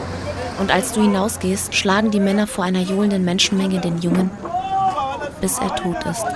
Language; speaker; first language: German; native; German